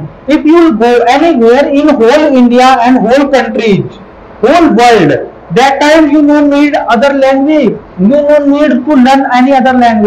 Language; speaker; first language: English; non-native, local second language; Hindi